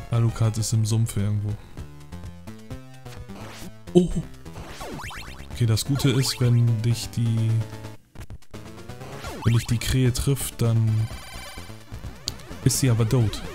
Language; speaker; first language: German; native; German